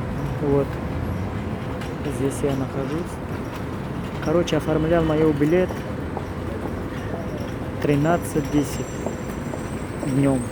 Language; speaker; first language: Russian; non-native, learner; Tajik